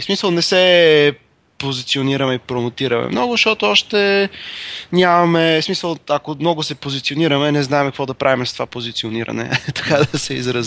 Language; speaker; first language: Bulgarian; native; Bulgarian